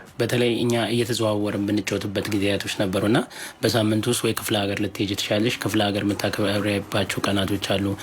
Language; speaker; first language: Amharic; native; Amharic